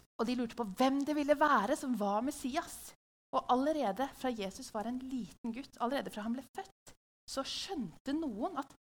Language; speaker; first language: Norwegian; native; Norwegian